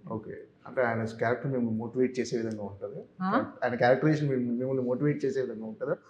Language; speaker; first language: Telugu; native; Telugu